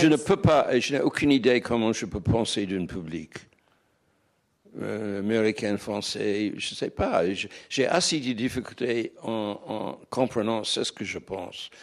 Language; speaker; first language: French; non-native, fluent; English